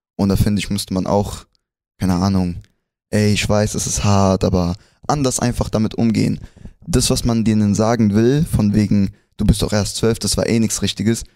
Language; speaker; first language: German; early bilingual, other home language; Spanish